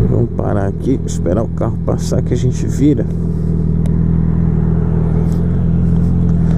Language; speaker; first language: Portuguese; native; Portuguese